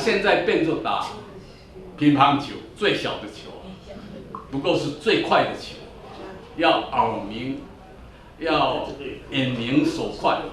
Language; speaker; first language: Chinese; non-native, local second language; Min Nan Chinese